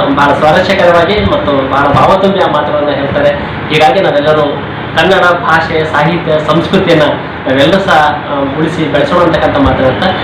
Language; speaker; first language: Kannada; native; Kannada